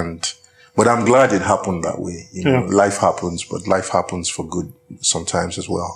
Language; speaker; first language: English; non-native, local second language; Yoruba